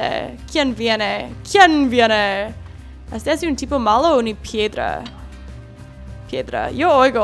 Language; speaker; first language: Spanish; non-native, learner; English